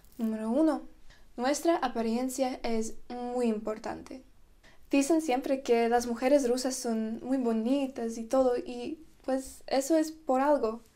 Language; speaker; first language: Spanish; non-native, fluent; Russian